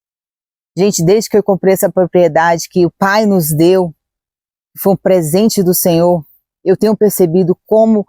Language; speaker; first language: Portuguese; native; Portuguese